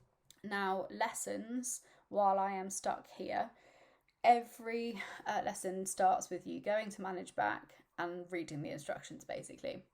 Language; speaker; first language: English; native; English